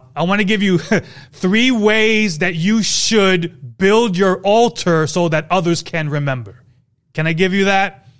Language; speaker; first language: English; native; English